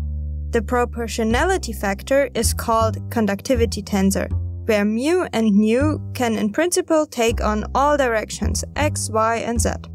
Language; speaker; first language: English; non-native, fluent; German